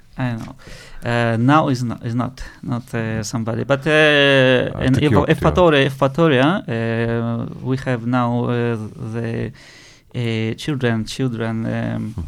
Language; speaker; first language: English; non-native, learner; Russian